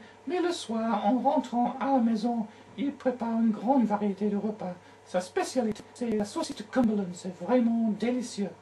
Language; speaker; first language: French; non-native, learner; English